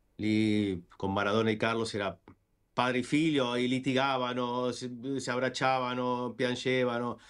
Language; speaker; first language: Italian; non-native, fluent; Spanish